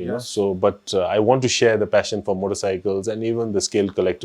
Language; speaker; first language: English; non-native, local second language; Nepali